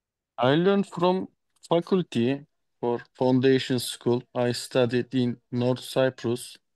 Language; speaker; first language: English; non-native, fluent; Turkish